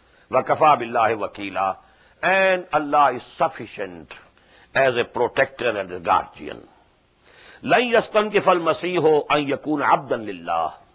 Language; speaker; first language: English; non-native, local second language; Urdu